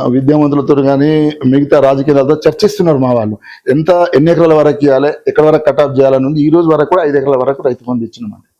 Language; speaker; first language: Telugu; non-native, local second language; Lambadi